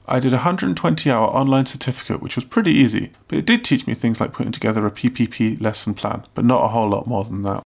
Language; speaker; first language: English; native; English